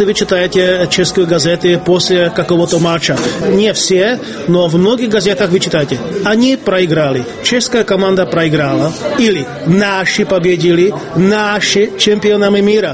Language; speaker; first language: Russian; non-native, fluent; Czech